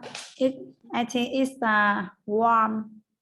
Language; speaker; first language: English; non-native, learner; Vietnamese